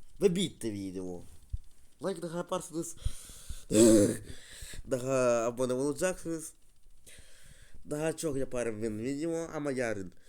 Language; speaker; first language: Turkish; non-native, learner; Russian